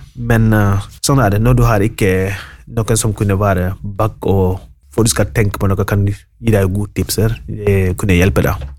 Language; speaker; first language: Norwegian; non-native, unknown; Wolof